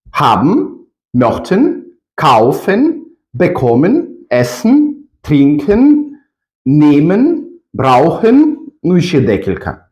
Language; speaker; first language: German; non-native, fluent; Ukrainian